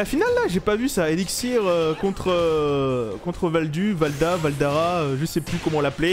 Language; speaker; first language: French; native; French